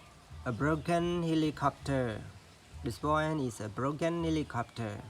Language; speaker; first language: English; non-native, learner; Indonesian